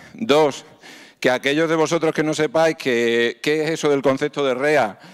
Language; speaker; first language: Spanish; native; Spanish